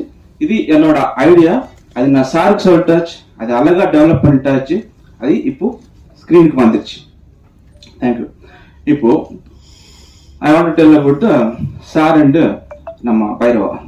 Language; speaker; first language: Tamil; non-native, learner; Telugu